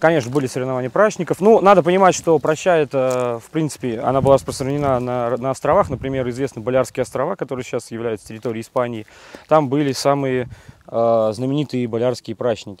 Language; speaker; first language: Russian; native; Russian